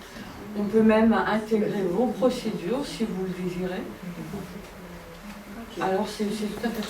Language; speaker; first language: French; non-native, fluent; Dutch